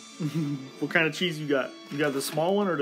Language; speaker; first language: English; native; English